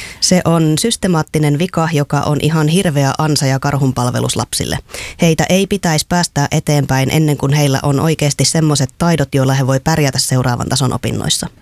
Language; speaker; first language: Finnish; native; Finnish